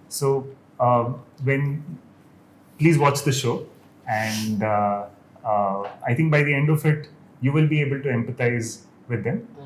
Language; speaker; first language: English; non-native, local second language; Kannada